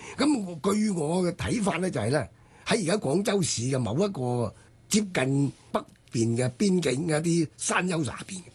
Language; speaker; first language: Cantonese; native; Cantonese